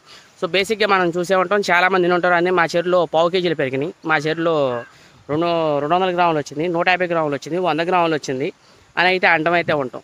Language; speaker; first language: Telugu; native; Telugu